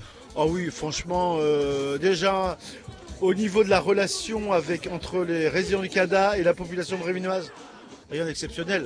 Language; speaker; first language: French; native; French